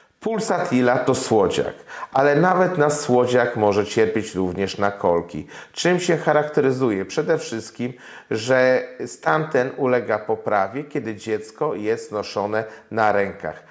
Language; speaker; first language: Polish; native; Polish